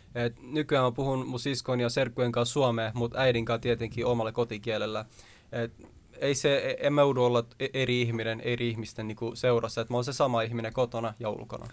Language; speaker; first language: Finnish; early bilingual, other home language; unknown